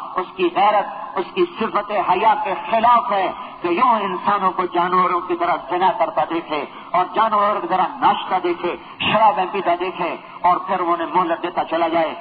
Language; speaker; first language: Urdu; non-native, local second language; Punjabi